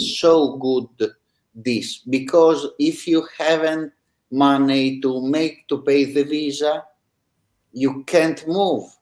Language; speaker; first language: English; non-native, learner; Italian